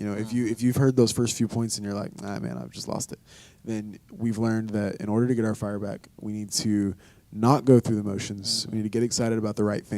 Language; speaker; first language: English; native; English